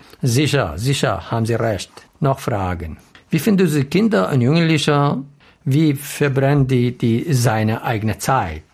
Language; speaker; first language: German; non-native, learner; Arabic